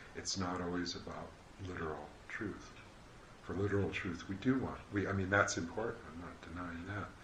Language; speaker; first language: English; native; English